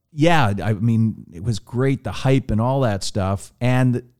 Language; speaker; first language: English; native; English